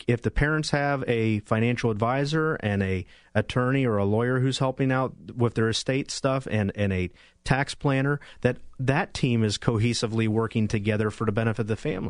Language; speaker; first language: English; native; English